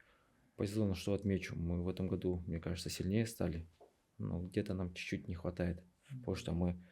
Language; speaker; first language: Russian; native; Russian